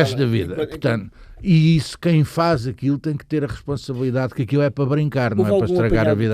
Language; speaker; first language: Portuguese; native; Portuguese